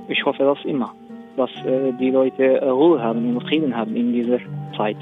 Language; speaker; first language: German; non-native, learner; Arabic